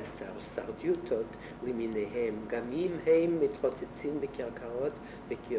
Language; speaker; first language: Hebrew; non-native, fluent; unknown